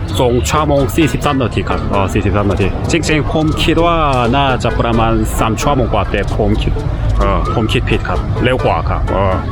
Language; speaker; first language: Thai; non-native, learner; Korean